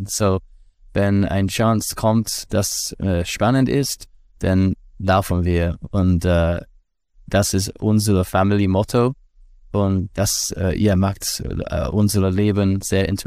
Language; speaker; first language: German; non-native, learner; English